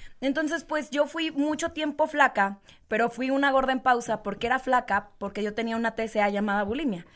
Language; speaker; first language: Spanish; native; Spanish